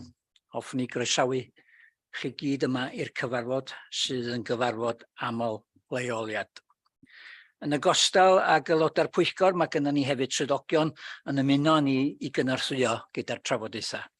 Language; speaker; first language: Welsh; native; Welsh